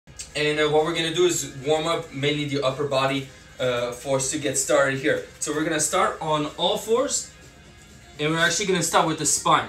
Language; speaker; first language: English; native; English